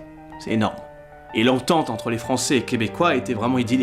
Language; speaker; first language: French; native; French